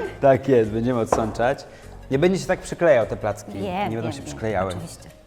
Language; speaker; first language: Polish; native; Polish